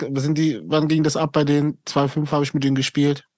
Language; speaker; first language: German; native; German